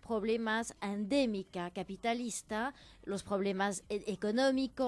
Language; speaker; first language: Spanish; non-native, fluent; French